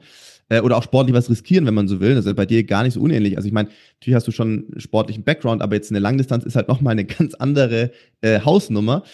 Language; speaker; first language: German; native; German